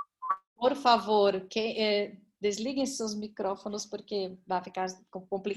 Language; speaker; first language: Portuguese; non-native, learner; Spanish